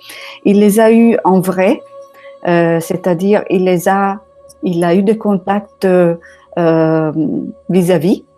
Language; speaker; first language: French; non-native, fluent; Italian